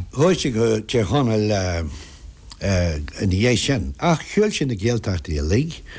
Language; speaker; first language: Irish; non-native, local second language; English